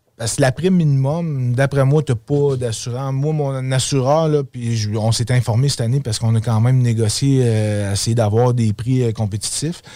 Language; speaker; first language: French; native; French